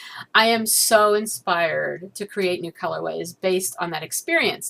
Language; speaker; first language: English; native; English